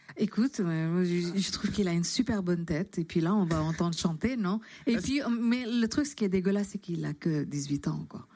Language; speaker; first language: French; non-native, fluent; Indonesian